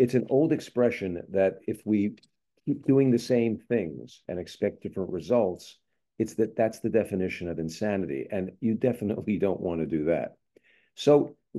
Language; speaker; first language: English; native; English